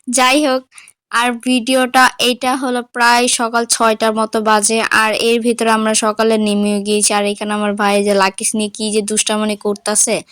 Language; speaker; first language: Bangla; native; Bangla